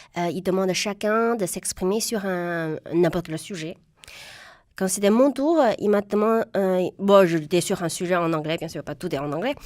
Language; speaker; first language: French; non-native, fluent; Chinese